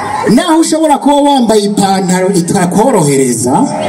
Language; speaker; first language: French; non-native, local second language; Rundi